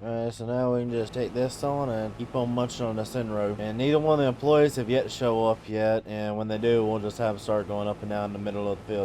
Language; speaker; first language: English; native; English